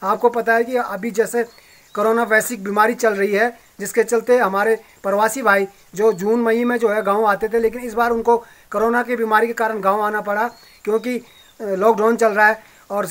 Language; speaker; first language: Hindi; native; Hindi